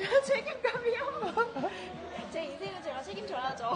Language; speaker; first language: Korean; early bilingual, heritage; Korean